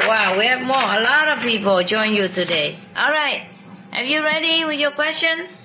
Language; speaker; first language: English; non-native, fluent; Vietnamese